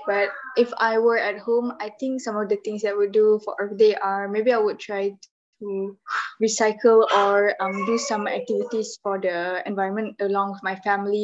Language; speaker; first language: English; non-native, local second language; Malay